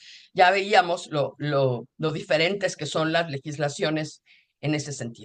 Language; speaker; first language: Spanish; native; Spanish